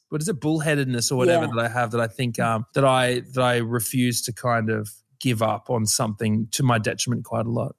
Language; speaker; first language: English; native; English